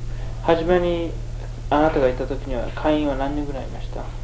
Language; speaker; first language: Japanese; early bilingual, heritage; Japanese